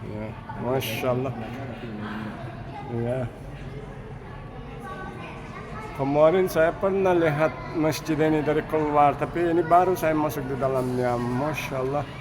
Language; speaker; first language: Indonesian; non-native, fluent; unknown